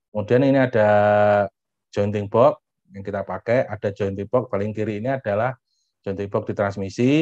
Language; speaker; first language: Indonesian; native; Indonesian